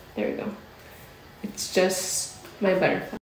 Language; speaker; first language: English; native; English